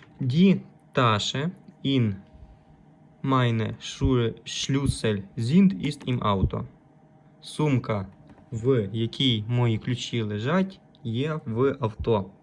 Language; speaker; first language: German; non-native, learner; Ukrainian